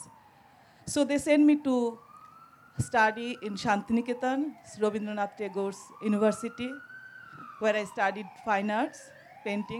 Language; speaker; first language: English; non-native, local second language; Bangla